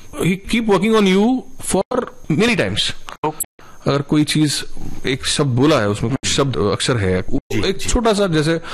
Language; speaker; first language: Hindi; non-native, local second language; Marathi